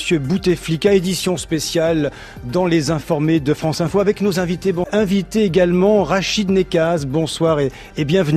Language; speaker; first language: French; native; French